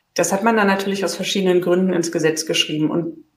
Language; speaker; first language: German; native; German